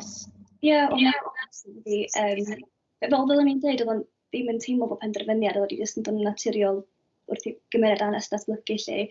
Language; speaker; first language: Welsh; native; Welsh